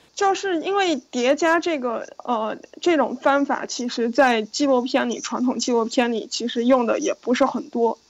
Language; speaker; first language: Chinese; native; Chinese